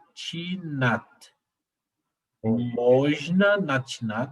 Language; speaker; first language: Russian; non-native, learner; Portuguese